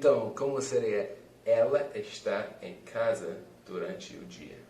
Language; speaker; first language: Portuguese; non-native, fluent; English